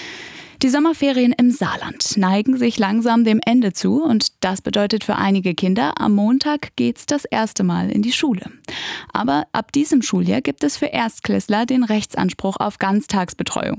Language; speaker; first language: German; native; German